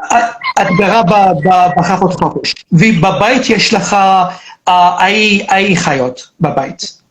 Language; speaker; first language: Hebrew; non-native, learner; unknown